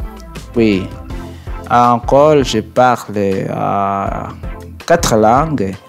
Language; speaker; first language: French; non-native, learner; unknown